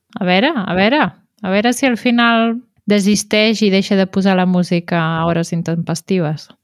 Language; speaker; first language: Catalan; native; Catalan